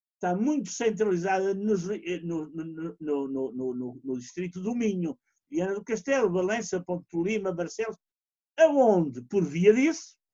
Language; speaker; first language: Portuguese; native; Portuguese